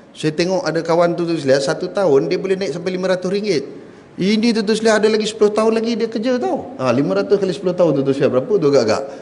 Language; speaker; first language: Malay; native; Malay